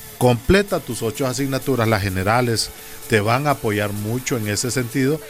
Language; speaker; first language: Spanish; native; Spanish